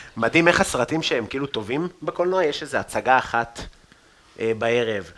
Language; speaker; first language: Hebrew; native; Hebrew